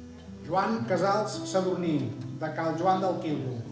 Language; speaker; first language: Catalan; native; Catalan